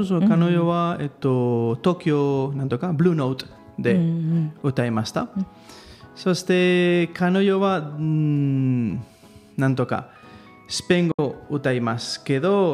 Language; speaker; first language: Japanese; non-native, learner; Catalan